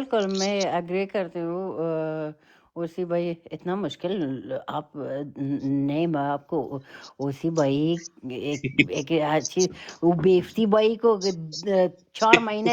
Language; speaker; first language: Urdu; non-native, fluent; Persian